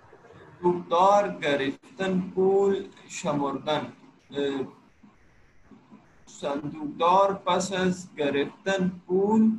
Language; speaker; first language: Persian; non-native, learner; Urdu